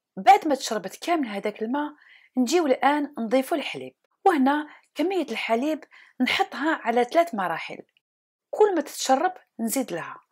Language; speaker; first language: Arabic; non-native, local second language; Kabyle